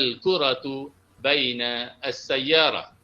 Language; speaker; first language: Arabic; non-native, fluent; Malay